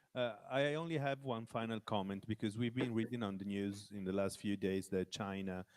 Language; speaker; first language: English; non-native, fluent; Italian